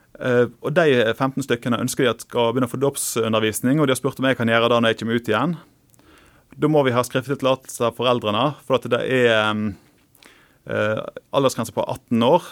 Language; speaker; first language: Norwegian; native; Norwegian